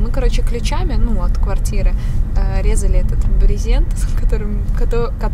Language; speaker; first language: Russian; native; Russian